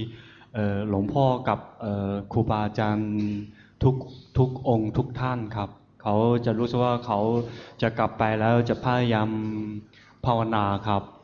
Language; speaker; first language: Thai; non-native, fluent; Chinese